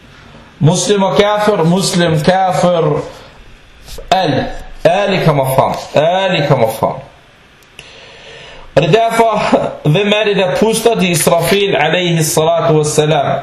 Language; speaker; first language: Danish; non-native, fluent; Arabic